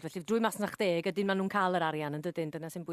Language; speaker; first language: Welsh; native; Welsh